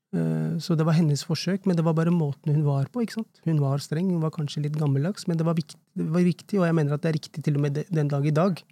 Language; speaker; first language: Norwegian; early bilingual, other home language; Urdu